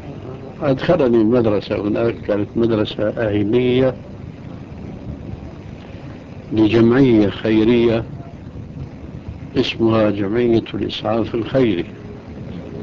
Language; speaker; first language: Arabic; native; Arabic